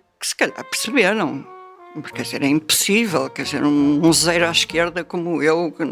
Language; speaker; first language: Portuguese; native; Portuguese